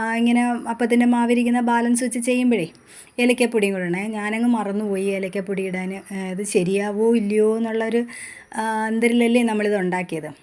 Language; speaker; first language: Malayalam; native; Malayalam